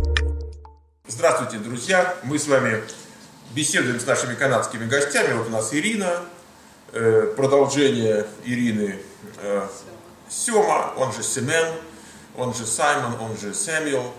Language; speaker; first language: Russian; native; Russian